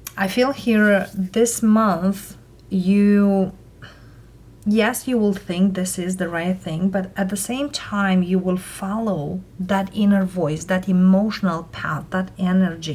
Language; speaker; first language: English; non-native, fluent; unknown